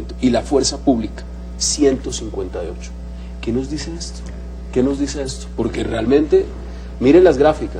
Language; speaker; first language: Spanish; native; Spanish